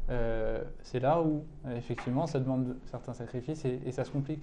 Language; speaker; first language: French; native; French